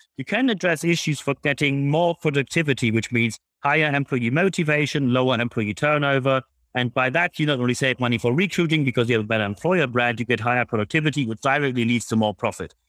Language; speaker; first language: English; non-native, fluent; German